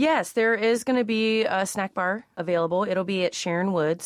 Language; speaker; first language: English; native; English